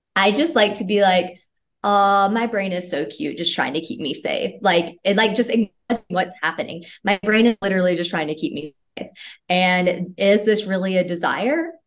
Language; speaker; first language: English; native; English